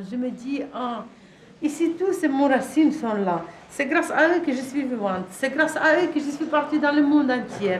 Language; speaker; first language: French; non-native, fluent; Russian